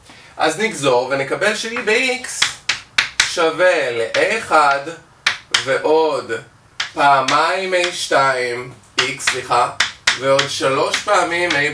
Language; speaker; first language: Hebrew; native; Hebrew